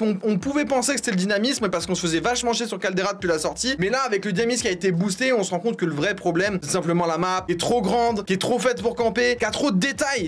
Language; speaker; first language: French; native; French